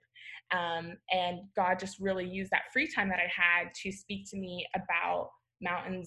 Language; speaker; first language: English; native; English